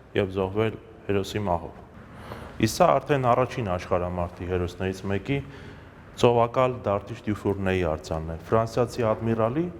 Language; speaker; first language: Armenian; native; Armenian